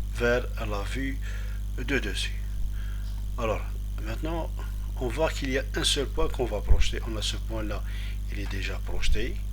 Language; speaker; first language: French; non-native, local second language; Arabic